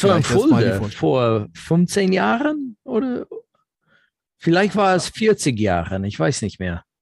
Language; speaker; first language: German; non-native, fluent; English